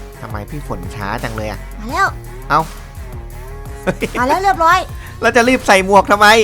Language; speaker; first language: Thai; native; Thai